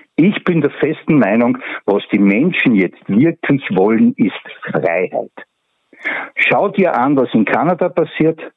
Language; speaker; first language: German; native; German